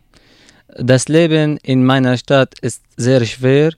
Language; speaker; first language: German; non-native, learner; Arabic